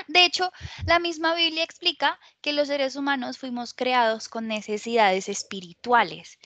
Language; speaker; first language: Spanish; native; Spanish